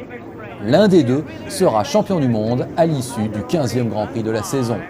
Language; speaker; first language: French; native; French